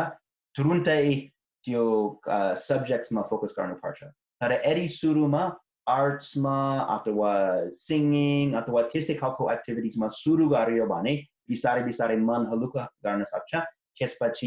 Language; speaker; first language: Nepali; non-native, fluent; English